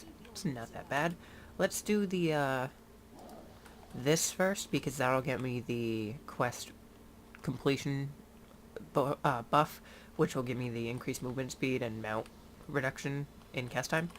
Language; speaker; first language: English; native; English